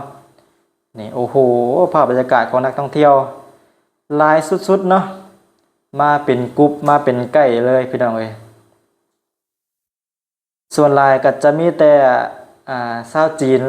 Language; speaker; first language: Thai; non-native, local second language; Northeastern Thai